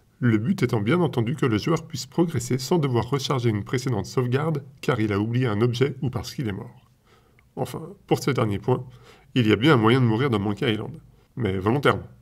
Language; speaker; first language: French; native; French